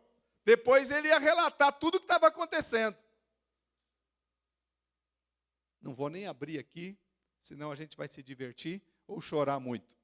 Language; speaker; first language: Portuguese; native; Portuguese